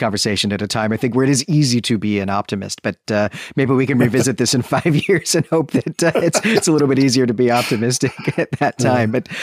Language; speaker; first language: English; native; English